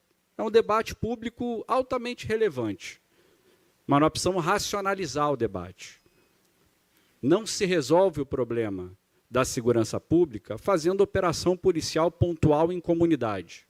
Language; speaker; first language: Portuguese; native; Portuguese